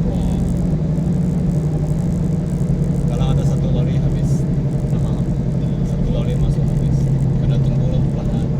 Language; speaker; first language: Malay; non-native, local second language; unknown